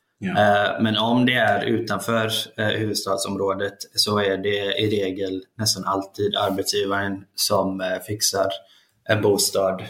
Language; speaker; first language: Swedish; early bilingual, other home language; Icelandic